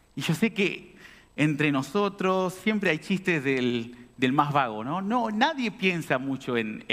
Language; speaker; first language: Spanish; native; Spanish